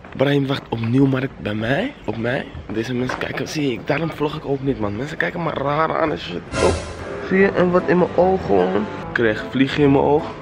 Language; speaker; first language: Dutch; early bilingual, other home language; Arabic